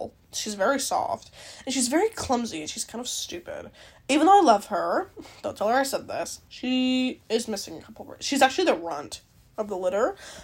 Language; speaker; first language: English; native; English